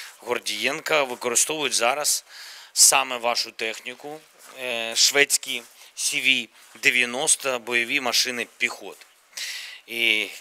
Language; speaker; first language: Ukrainian; non-native, local second language; Russian